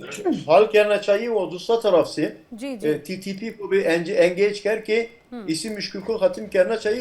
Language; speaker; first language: Hindi; non-native, fluent; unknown